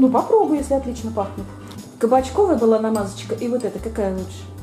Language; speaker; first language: Russian; native; Russian